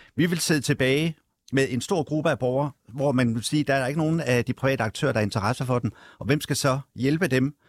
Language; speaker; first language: Danish; native; Danish